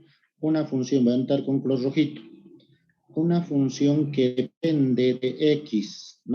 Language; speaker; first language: Spanish; native; Spanish